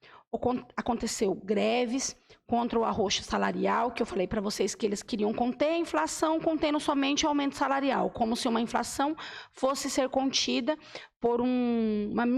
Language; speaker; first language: Portuguese; native; Portuguese